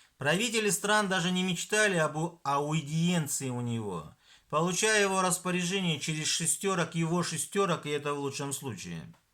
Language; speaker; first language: Russian; non-native, local second language; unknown